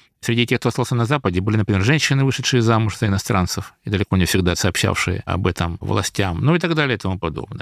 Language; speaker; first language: Russian; native; Russian